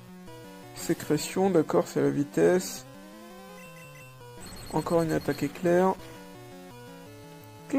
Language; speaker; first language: French; native; French